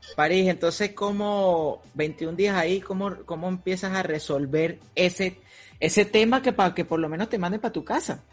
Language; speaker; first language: Spanish; native; Spanish